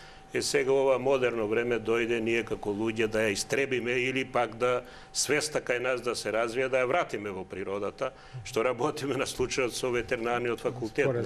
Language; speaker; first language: Macedonian; native; Macedonian